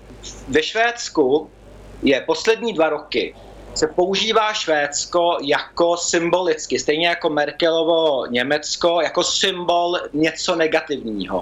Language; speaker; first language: Czech; early bilingual, heritage; Czech